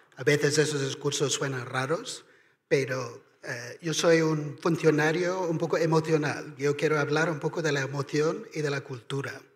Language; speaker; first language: Spanish; non-native, fluent; Irish